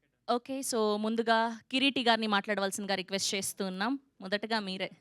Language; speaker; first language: Telugu; native; Telugu